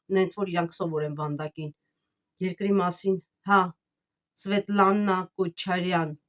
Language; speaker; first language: Armenian; native; Armenian